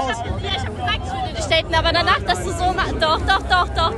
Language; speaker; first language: German; native; German